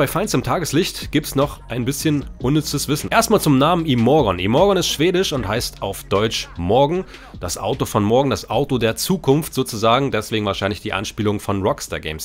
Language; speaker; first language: German; native; German